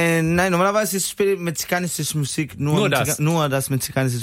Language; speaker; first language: German; non-native, learner; Spanish